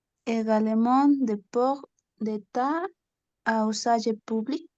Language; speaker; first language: French; non-native, learner; Spanish